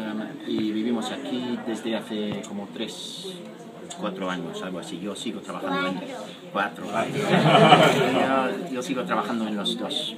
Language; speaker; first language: Spanish; non-native, fluent; English